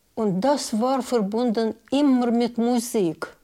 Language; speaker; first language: German; non-native, learner; Russian